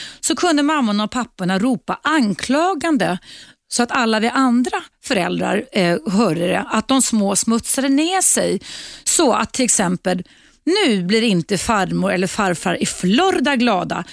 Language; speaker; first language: Swedish; native; Swedish